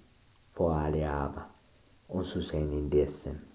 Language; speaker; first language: German; non-native, learner; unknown